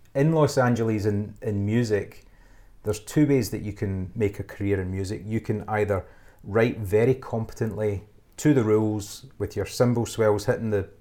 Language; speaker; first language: English; native; English